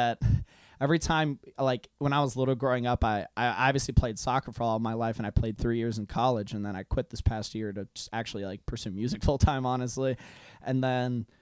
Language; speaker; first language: English; non-native, fluent; Hungarian